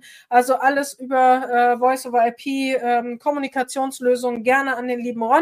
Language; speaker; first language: German; native; German